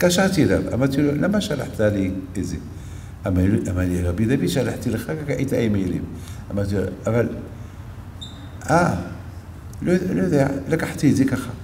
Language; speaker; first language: Hebrew; non-native, fluent; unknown